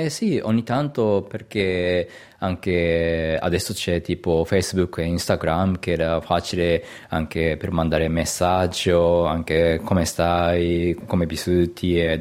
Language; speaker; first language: Italian; non-native, learner; Japanese